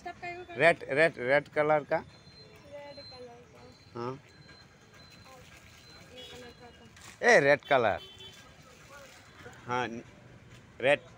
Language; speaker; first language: Hindi; non-native, learner; Bangla